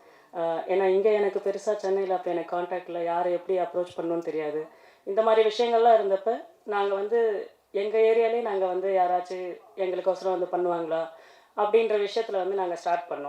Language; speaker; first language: Tamil; native; Tamil